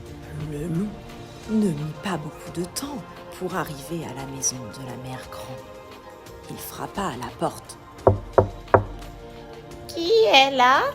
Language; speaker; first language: French; native; French